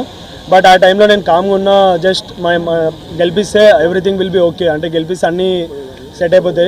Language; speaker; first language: Telugu; native; Telugu